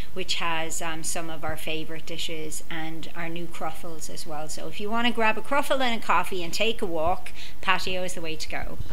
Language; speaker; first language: English; native; English